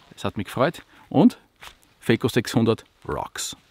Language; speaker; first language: German; native; German